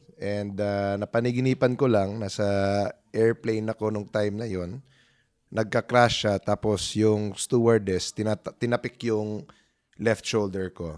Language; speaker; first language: Filipino; non-native, local second language; Cebuano